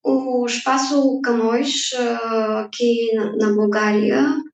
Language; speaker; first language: Portuguese; non-native, fluent; Bulgarian